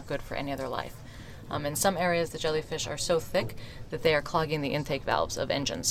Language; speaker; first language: English; native; English